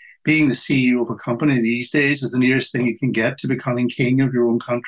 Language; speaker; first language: English; native; English